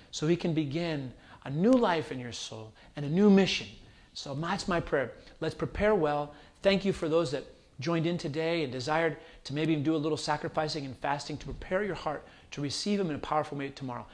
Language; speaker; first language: English; native; English